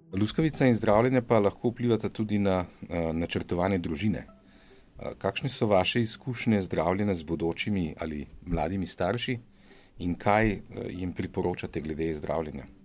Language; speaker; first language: Slovenian; native; Slovenian